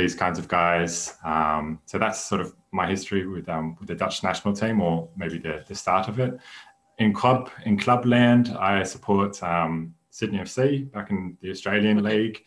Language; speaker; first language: English; native; English